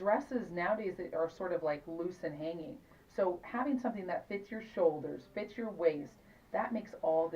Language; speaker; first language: English; native; English